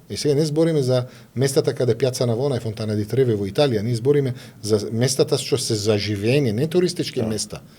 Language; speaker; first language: Macedonian; non-native, fluent; Arabic